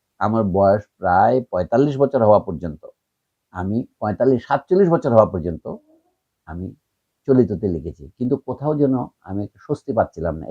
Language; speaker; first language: Bangla; native; Bangla